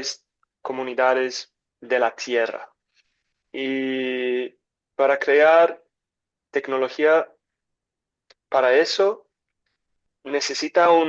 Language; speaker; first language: Spanish; non-native, learner; English